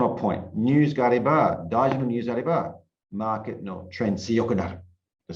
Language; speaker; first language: Japanese; non-native, learner; English